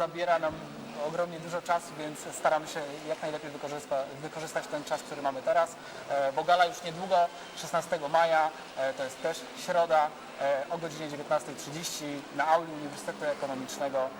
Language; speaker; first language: Polish; native; Polish